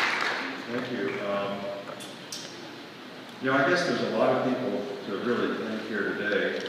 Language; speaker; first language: English; native; English